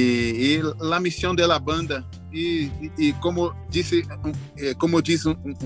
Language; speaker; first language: Spanish; non-native, learner; Portuguese